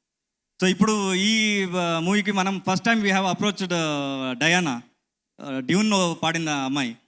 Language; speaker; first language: Telugu; non-native, learner; Kannada